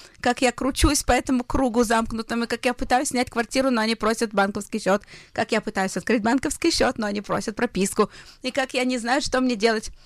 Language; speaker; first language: Russian; early bilingual, heritage; Hebrew